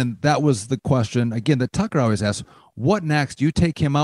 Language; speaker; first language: English; native; English